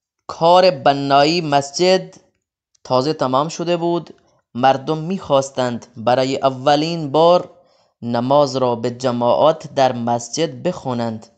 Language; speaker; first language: Persian; non-native, fluent; Urdu